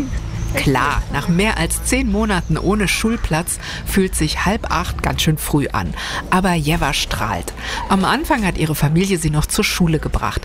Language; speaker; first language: German; native; German